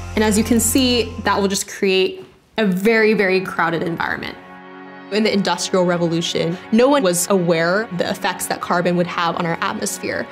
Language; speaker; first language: English; native; English